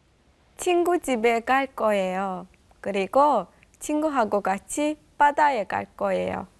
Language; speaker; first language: Korean; non-native, learner; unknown